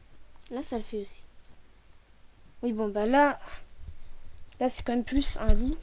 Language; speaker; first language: French; native; French